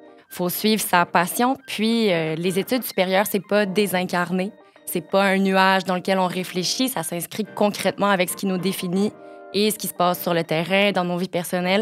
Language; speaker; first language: French; native; French